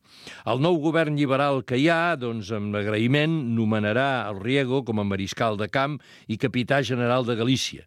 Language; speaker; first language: Catalan; native; Catalan